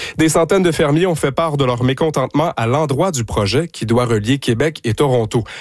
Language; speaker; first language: French; native; French